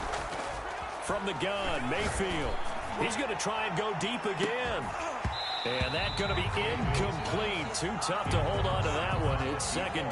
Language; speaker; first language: English; native; English